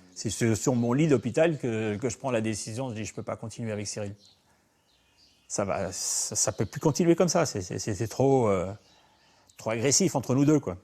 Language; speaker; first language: French; native; French